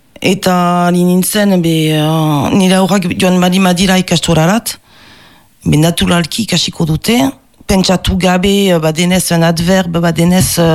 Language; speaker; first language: Basque; non-native, local second language; French